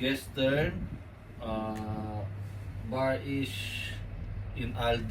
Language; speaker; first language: German; non-native, learner; Filipino